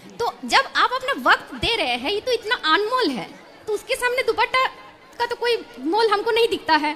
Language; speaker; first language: Hindi; non-native, local second language; Bangla